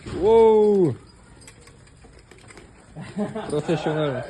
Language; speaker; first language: English; non-native, local second language; Hindi